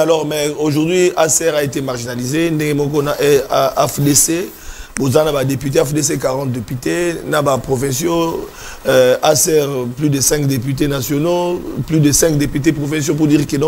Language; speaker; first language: French; non-native, local second language; Lingala